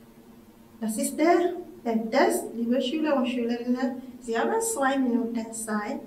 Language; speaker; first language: German; non-native, fluent; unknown